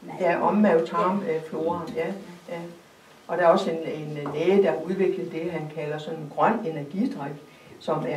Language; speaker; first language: Danish; native; Danish